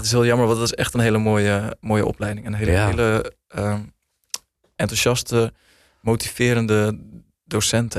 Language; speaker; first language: Dutch; native; Dutch